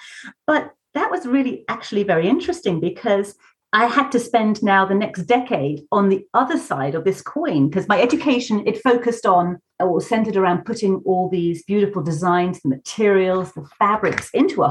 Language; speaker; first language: English; native; English